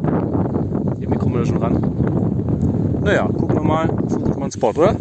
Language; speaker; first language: German; native; German